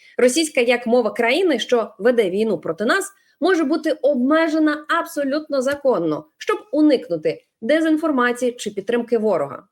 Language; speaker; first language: Ukrainian; non-native, local second language; Russian